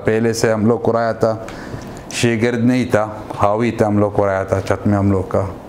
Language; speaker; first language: Hindi; non-native, learner; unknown